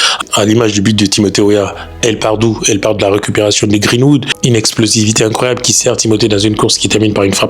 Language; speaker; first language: French; native; French